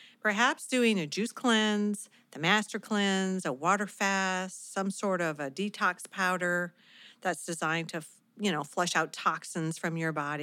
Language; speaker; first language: English; native; English